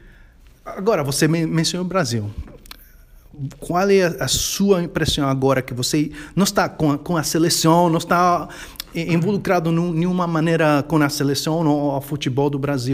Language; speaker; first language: Portuguese; non-native, fluent; Spanish